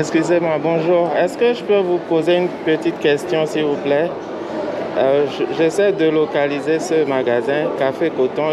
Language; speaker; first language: French; non-native, fluent; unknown